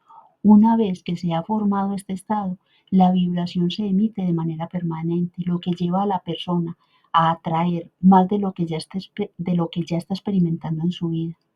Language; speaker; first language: Spanish; native; Spanish